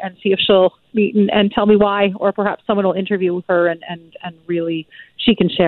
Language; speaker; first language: English; native; English